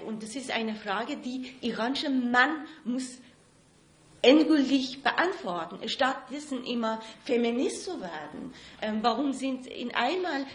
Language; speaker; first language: German; non-native, fluent; Persian